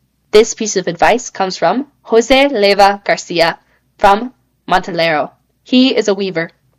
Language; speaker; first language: English; native; English